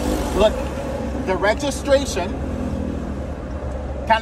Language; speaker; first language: English; non-native, fluent; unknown